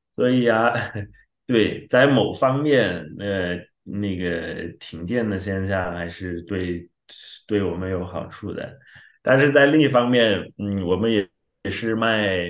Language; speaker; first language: Chinese; non-native, fluent; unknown